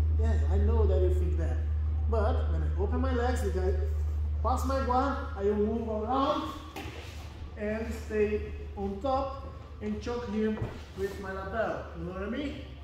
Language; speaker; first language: English; non-native, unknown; Portuguese